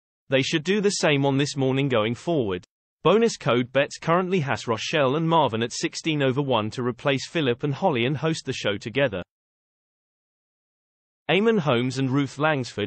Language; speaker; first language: English; native; English